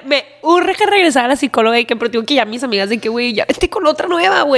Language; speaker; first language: Spanish; native; Spanish